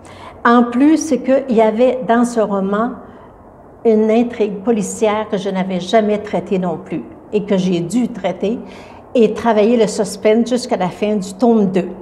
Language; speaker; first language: French; native; French